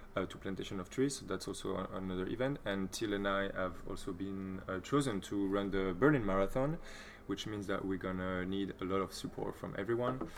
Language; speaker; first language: English; non-native, fluent; French